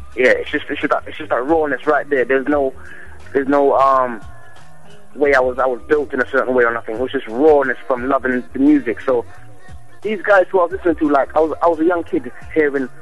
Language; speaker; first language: English; native; English